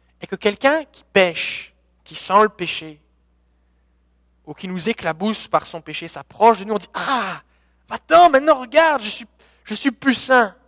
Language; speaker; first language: French; native; French